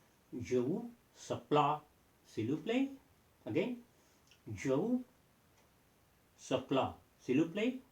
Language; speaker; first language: French; non-native, learner; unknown